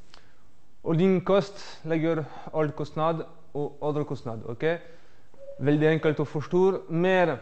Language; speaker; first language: Norwegian; non-native, fluent; French